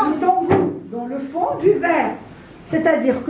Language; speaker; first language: French; non-native, local second language; Arabic